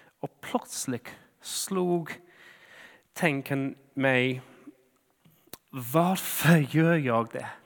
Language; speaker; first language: Swedish; non-native, fluent; English